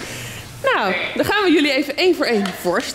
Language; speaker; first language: Dutch; native; Dutch